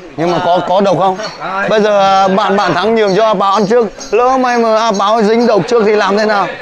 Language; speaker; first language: Vietnamese; non-native, local second language; Hmong